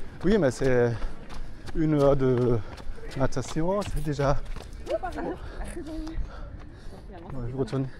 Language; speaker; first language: French; non-native, fluent; German